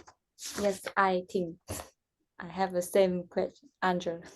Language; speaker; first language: English; non-native, learner; Vietnamese